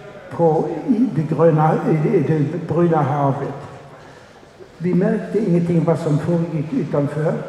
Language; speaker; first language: Swedish; non-native, fluent; German